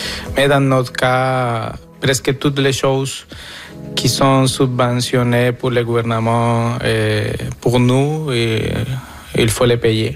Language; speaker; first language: French; non-native, fluent; Spanish